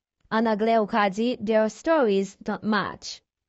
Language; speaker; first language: English; non-native, fluent; Haitian Creole